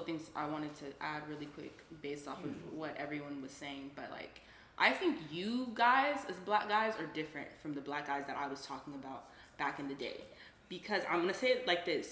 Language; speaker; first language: English; native; English